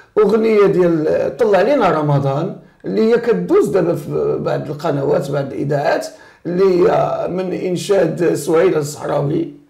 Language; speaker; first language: Arabic; native; Arabic